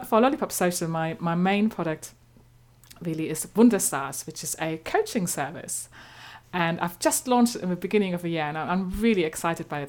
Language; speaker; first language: English; non-native, fluent; German